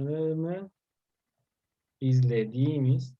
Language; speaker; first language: Turkish; non-native, learner; Spanish